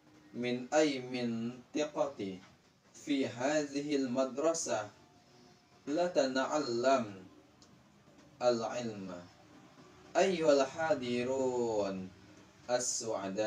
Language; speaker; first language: Arabic; non-native, learner; Indonesian